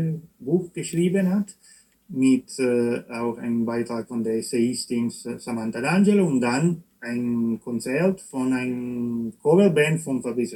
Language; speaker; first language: German; non-native, fluent; Italian